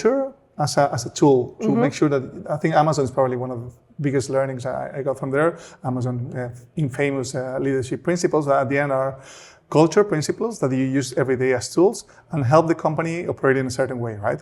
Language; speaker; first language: English; non-native, fluent; Spanish